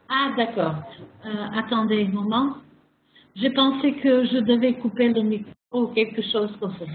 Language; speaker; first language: French; non-native, fluent; Macedonian